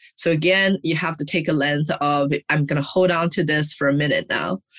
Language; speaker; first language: English; early bilingual, other home language; Chinese